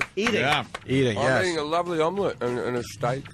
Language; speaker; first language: English; native; English